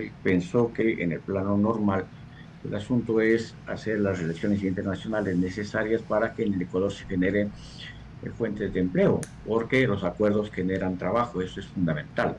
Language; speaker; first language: Spanish; native; Spanish